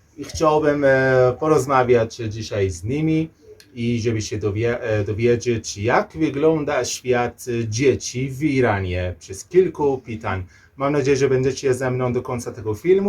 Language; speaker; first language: Polish; non-native, learner; Persian